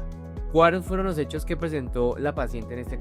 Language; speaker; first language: Spanish; native; Spanish